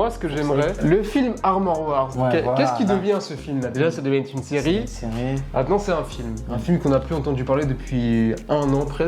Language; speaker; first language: French; native; French